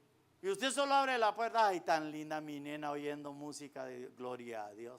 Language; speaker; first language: Spanish; native; Spanish